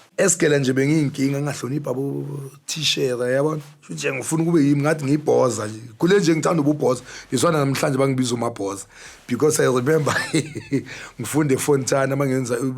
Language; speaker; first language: Zulu; native; Zulu